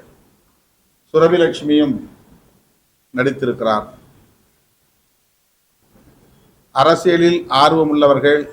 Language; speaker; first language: Tamil; native; Tamil